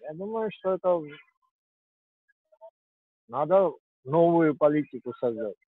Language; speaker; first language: Russian; non-native, fluent; Georgian